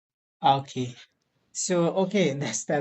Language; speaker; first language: English; non-native, learner; Nepali